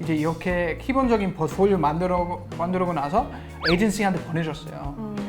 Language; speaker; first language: Korean; non-native, learner; German